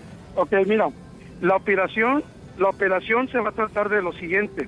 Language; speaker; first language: Spanish; native; Spanish